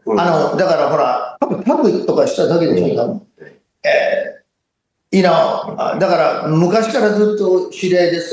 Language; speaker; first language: Japanese; non-native, fluent; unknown